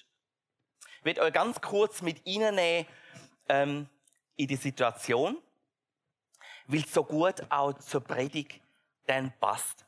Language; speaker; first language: German; native; German